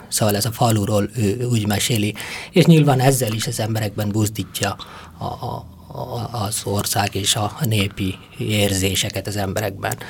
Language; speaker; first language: Hungarian; non-native, fluent; Tamil